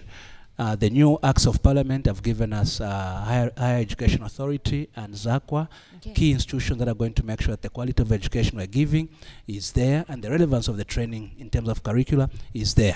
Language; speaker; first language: English; non-native, local second language; Bemba